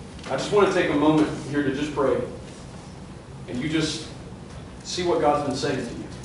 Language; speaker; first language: English; native; English